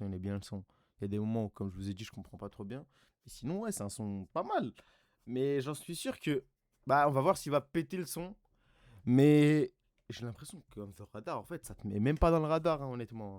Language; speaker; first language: French; native; French